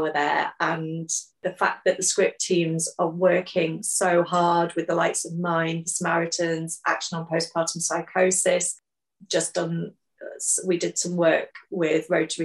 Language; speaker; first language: English; native; English